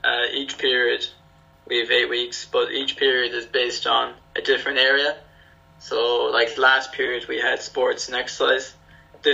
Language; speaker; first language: English; native; English